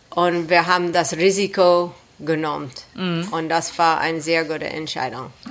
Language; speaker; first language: German; non-native, fluent; English